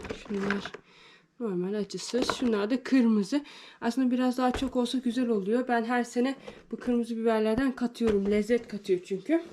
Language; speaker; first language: Turkish; native; Turkish